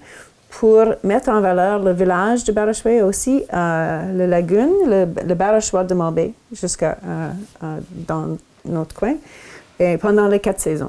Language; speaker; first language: French; non-native, local second language; English